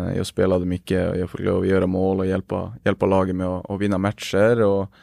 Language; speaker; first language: Swedish; non-native, fluent; Norwegian